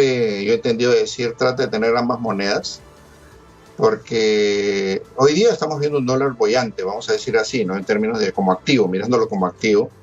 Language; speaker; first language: Spanish; native; Spanish